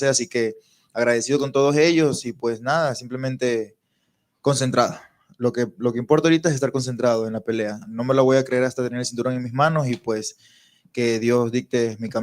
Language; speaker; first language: Spanish; native; Spanish